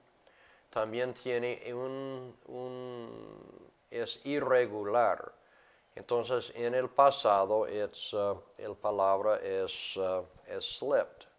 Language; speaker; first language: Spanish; non-native, fluent; English